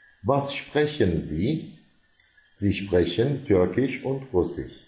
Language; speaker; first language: German; non-native, fluent; Turkish